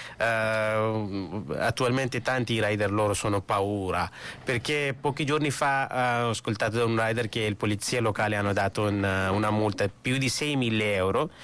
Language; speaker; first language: Italian; non-native, learner; Urdu